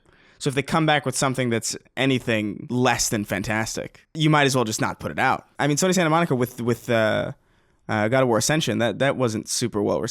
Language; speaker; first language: English; native; English